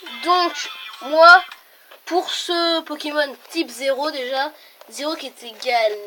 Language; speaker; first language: French; native; French